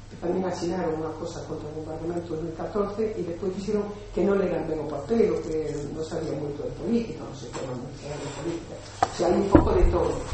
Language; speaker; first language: Galician; non-native, local second language; Spanish